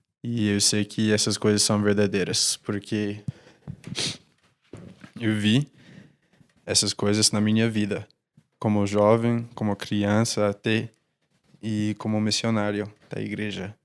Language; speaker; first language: Portuguese; non-native, fluent; English